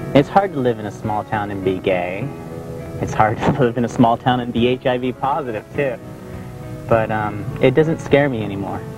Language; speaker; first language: English; native; English